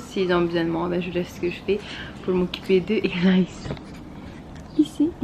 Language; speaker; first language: French; native; French